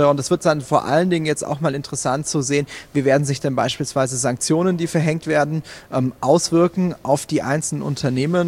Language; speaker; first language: German; native; German